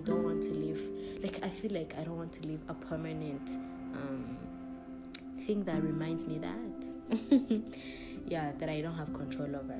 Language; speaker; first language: English; non-native, local second language; Kinyarwanda